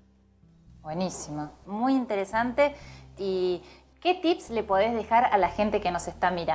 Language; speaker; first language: Spanish; native; Spanish